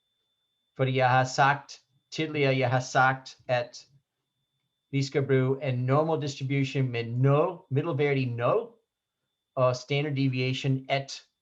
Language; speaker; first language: Danish; non-native, fluent; English